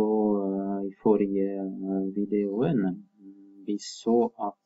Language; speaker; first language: Norwegian; non-native, fluent; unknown